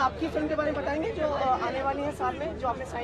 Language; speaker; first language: Hindi; native; Hindi